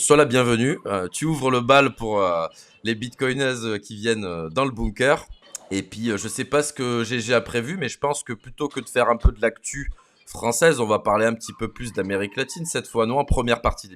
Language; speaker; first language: French; native; French